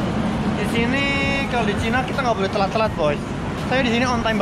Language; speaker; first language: Indonesian; native; Indonesian